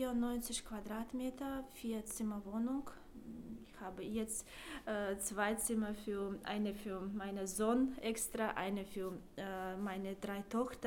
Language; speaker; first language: German; non-native, learner; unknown